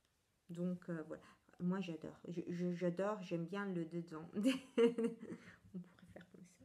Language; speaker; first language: French; non-native, fluent; Italian